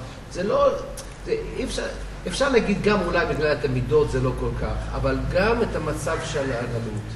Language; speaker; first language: Hebrew; non-native, fluent; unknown